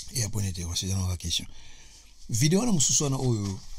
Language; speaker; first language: French; non-native, local second language; Lingala